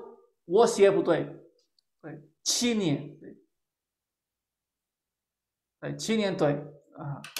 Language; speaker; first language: Chinese; non-native, fluent; Spanish